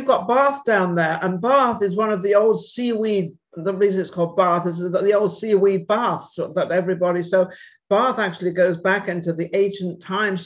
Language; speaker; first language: English; native; English